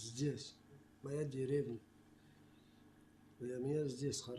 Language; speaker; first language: Russian; non-native, local second language; Armenian